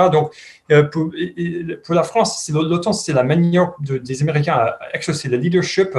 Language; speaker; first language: French; non-native, fluent; English